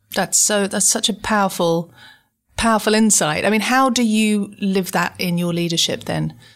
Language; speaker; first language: English; native; English